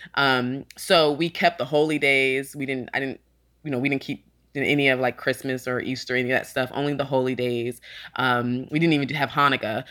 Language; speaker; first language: English; native; English